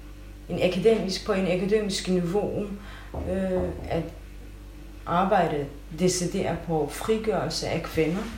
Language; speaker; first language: Danish; non-native, fluent; Kurdish